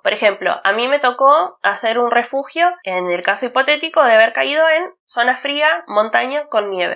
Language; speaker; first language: Spanish; native; Spanish